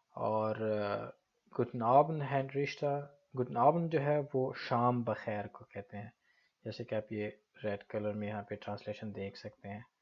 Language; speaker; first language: Urdu; native; Urdu